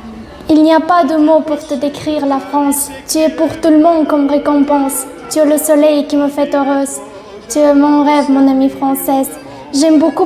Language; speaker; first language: French; non-native, learner; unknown